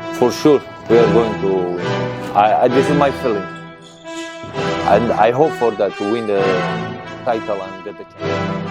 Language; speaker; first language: English; non-native, learner; Persian